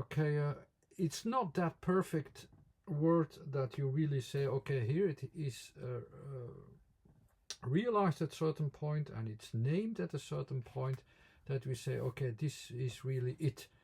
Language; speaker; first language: English; non-native, fluent; Dutch